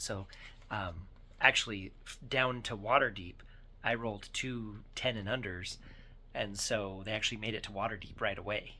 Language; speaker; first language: English; native; English